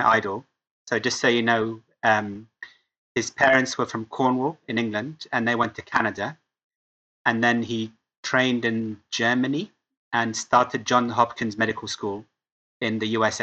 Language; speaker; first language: English; native; English